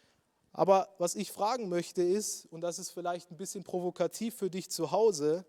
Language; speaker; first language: German; native; German